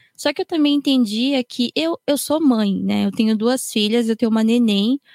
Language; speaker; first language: Portuguese; early bilingual, heritage; Japanese